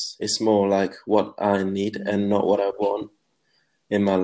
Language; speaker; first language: English; non-native, local second language; Cantonese